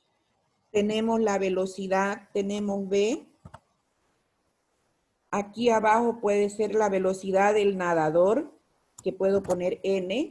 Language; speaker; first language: Spanish; native; Spanish